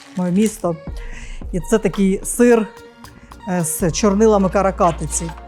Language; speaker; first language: Ukrainian; native; Ukrainian